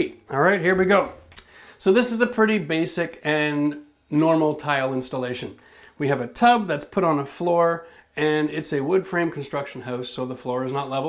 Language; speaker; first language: English; native; English